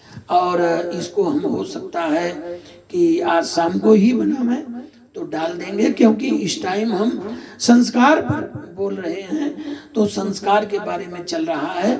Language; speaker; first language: Hindi; native; Hindi